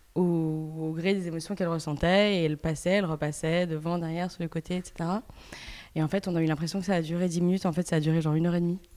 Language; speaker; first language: French; native; French